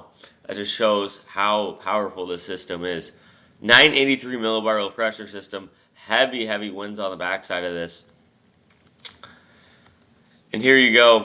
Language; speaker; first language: English; native; English